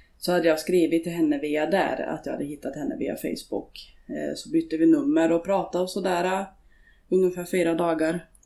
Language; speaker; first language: Swedish; native; Swedish